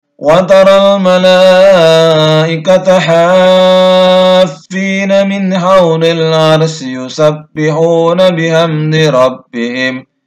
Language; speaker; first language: Arabic; non-native, learner; Indonesian